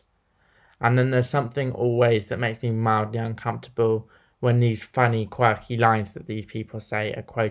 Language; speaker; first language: English; native; English